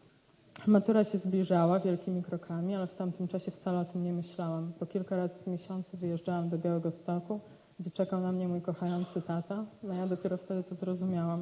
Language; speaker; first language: Polish; native; Polish